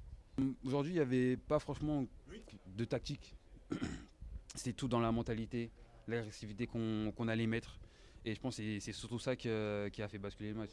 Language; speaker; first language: French; native; French